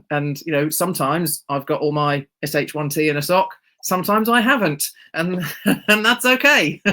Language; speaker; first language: English; native; English